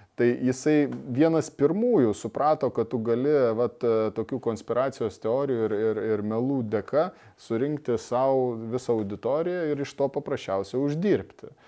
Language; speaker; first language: Lithuanian; native; Lithuanian